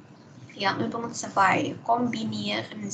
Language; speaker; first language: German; non-native, fluent; Indonesian